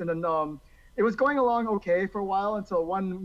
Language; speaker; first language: English; native; English